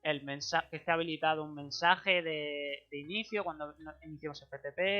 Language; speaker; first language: Spanish; native; Spanish